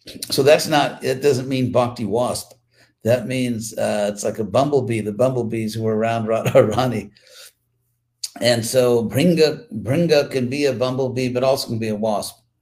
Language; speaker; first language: English; native; English